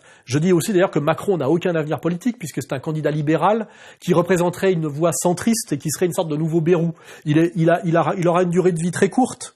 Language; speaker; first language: French; native; French